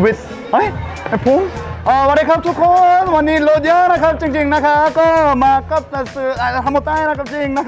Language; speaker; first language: Thai; non-native, learner; Korean